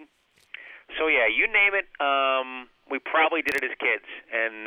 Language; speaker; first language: English; native; English